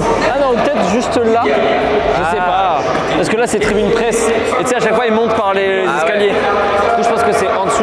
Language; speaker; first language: French; native; French